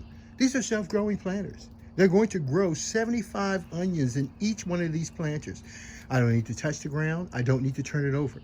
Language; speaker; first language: English; native; English